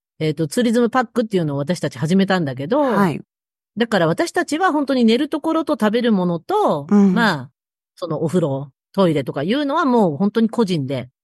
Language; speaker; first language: Japanese; native; Japanese